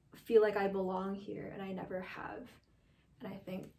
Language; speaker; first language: English; native; English